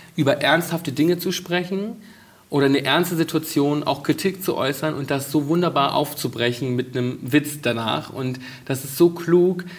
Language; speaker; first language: German; native; German